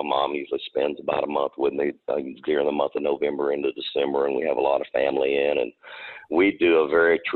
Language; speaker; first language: English; native; English